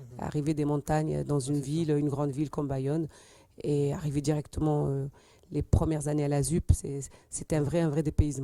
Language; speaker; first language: French; native; French